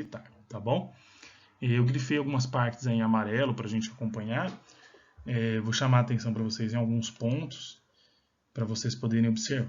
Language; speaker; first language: Portuguese; native; Portuguese